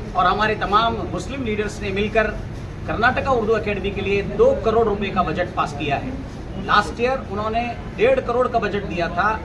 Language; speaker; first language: Urdu; native; Urdu